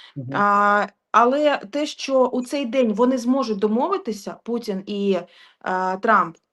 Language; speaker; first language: Ukrainian; non-native, local second language; Russian